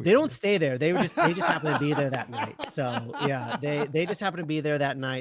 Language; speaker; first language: English; native; English